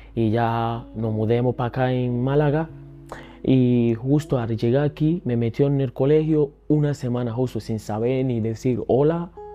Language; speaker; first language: Spanish; early bilingual, other home language; Akan